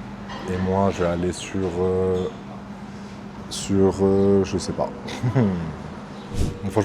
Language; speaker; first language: French; native; French